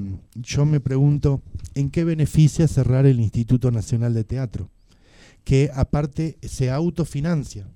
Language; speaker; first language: Spanish; native; Spanish